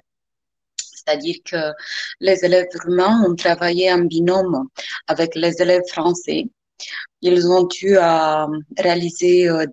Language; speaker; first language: French; non-native, fluent; Romanian